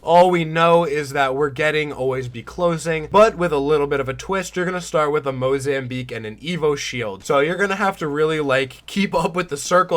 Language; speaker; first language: English; native; English